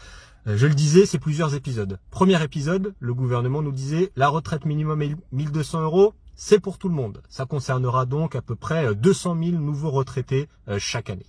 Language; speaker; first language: French; native; French